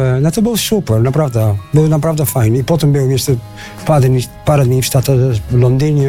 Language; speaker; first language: Polish; non-native, learner; Dutch